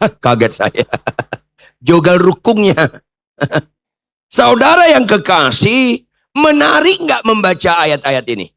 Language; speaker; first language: Indonesian; native; Indonesian